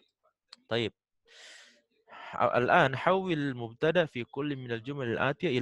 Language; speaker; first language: Arabic; non-native, fluent; Indonesian